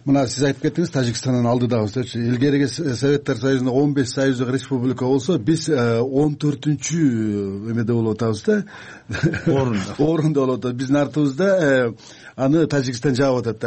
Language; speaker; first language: Kyrgyz; native; Kyrgyz